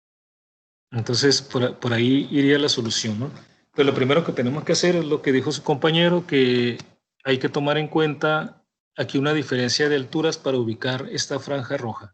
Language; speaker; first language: Spanish; native; Spanish